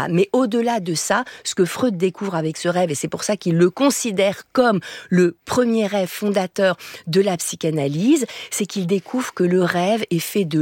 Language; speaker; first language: French; native; French